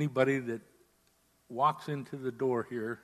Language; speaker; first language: English; native; English